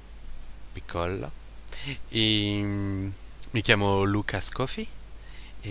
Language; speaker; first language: Italian; non-native, learner; French